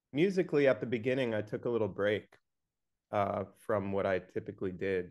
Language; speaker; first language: English; native; English